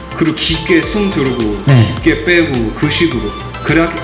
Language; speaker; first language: Korean; non-native, fluent; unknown